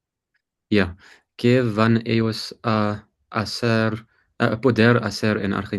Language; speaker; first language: Spanish; non-native, learner; English